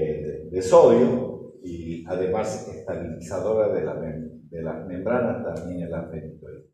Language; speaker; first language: Spanish; native; Spanish